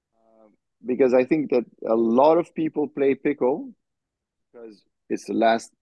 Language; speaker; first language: English; non-native, fluent; French